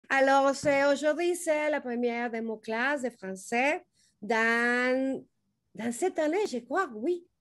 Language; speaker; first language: French; non-native, learner; Spanish